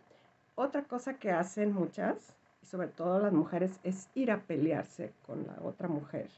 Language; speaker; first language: Spanish; native; Spanish